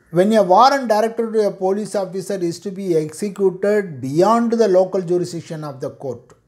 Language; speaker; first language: English; non-native, local second language; Tamil